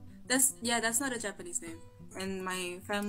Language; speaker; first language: English; non-native, fluent; German